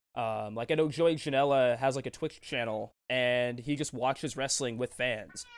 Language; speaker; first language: English; native; English